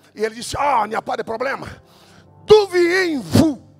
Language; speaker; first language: French; non-native, fluent; Portuguese